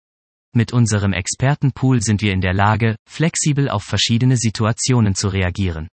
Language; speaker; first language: German; native; German